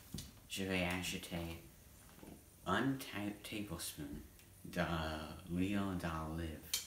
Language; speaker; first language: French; non-native, learner; English